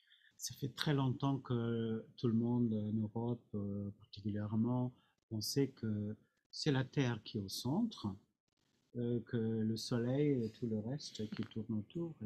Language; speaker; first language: French; non-native, fluent; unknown